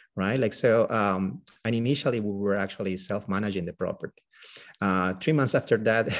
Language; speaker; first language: English; non-native, fluent; Spanish